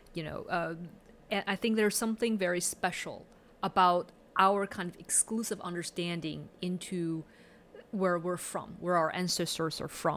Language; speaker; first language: English; early bilingual, other home language; Chinese